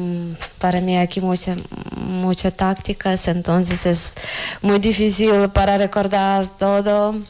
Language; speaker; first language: Spanish; non-native, learner; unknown